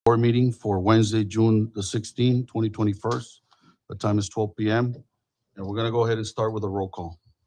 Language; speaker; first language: English; native; English